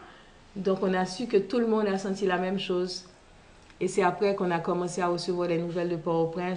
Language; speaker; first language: French; non-native, local second language; Haitian Creole